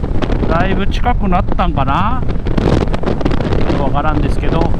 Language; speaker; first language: Japanese; native; Japanese